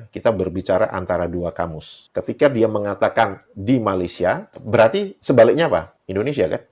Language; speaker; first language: Indonesian; native; Indonesian